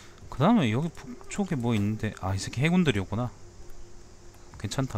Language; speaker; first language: Korean; native; Korean